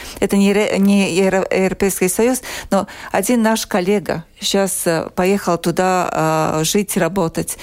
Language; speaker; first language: Russian; non-native, local second language; Latvian